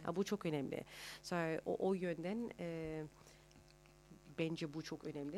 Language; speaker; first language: Turkish; early bilingual, heritage; Turkish